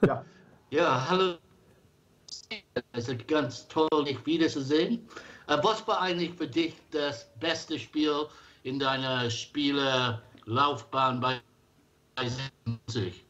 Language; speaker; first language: German; non-native, learner; English